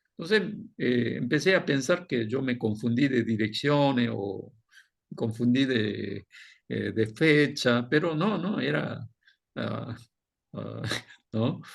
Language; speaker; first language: Spanish; non-native, fluent; Korean